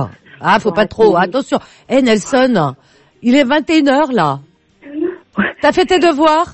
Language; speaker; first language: French; native; French